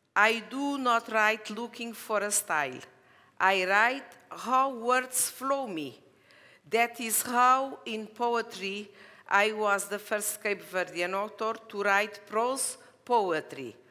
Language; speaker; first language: English; non-native, learner; Portuguese